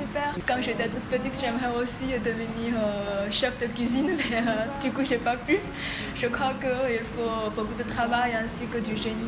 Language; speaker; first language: French; non-native, fluent; Chinese